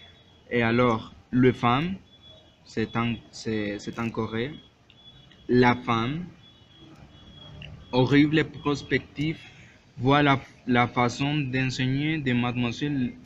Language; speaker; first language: French; non-native, learner; Spanish